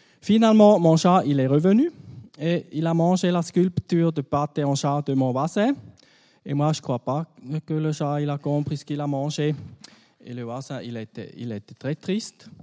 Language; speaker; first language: French; non-native, fluent; German